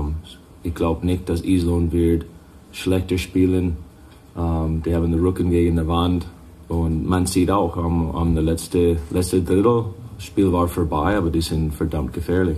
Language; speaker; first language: German; non-native, fluent; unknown